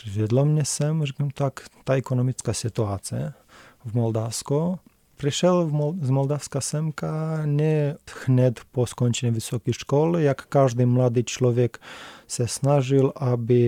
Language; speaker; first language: Czech; non-native, learner; Romanian